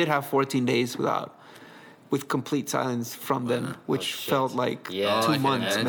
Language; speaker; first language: English; early bilingual, other home language; Spanish